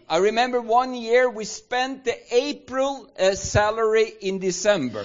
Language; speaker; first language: English; non-native, fluent; Swedish